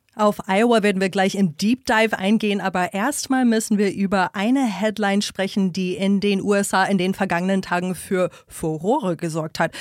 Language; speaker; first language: German; non-native, fluent; English